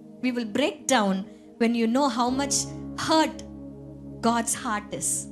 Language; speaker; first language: English; non-native, local second language; Tamil